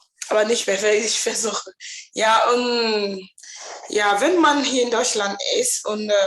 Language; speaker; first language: German; non-native, learner; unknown